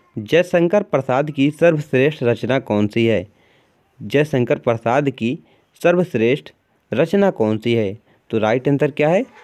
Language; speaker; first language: Hindi; native; Hindi